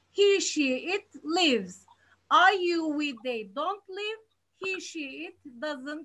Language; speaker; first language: English; non-native, fluent; Turkish